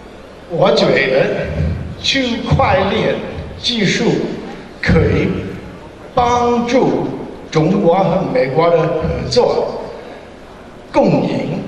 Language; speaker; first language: Chinese; non-native, learner; English